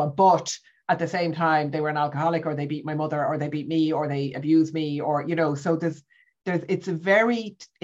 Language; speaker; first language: English; native; English